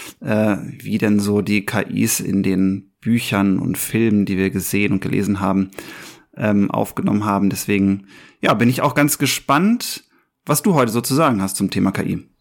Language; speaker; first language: German; native; German